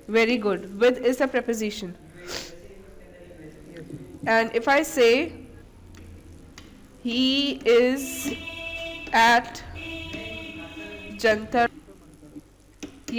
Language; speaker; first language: English; non-native, local second language; Hindi